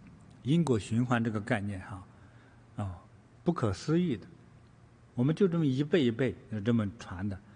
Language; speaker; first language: Chinese; native; Chinese